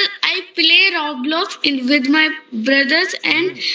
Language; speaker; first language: English; non-native, learner; Hindi